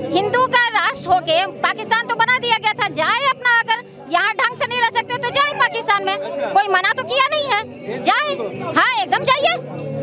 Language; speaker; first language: Hindi; native; Hindi